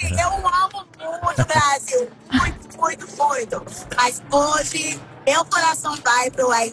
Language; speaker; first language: Portuguese; non-native, learner; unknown